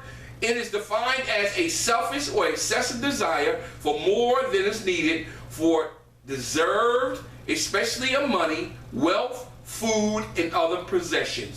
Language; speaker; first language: English; native; English